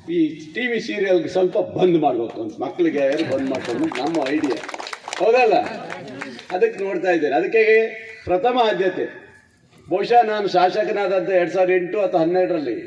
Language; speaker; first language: Kannada; native; Kannada